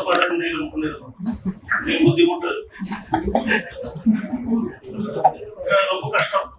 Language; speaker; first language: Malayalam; non-native, learner; Tamil